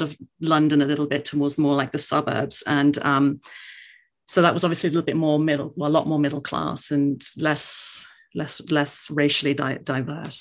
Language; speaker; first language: English; native; English